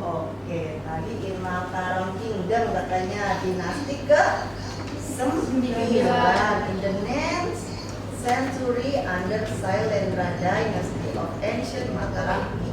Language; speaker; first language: English; non-native, local second language; Indonesian